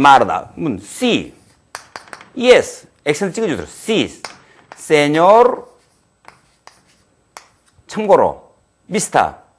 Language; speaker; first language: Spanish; non-native, fluent; Korean